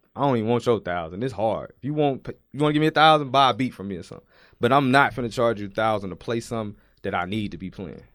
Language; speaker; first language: English; native; English